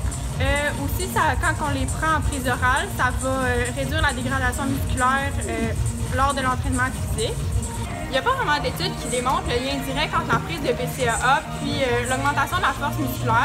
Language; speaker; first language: French; native; French